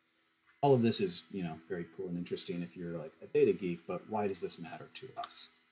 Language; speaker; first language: English; native; English